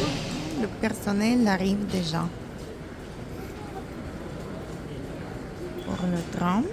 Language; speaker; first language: French; non-native, fluent; Russian